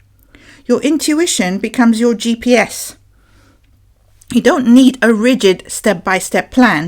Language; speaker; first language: English; native; English